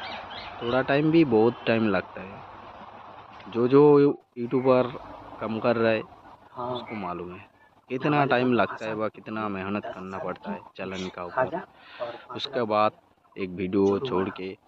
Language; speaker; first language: Hindi; non-native, local second language; Bangla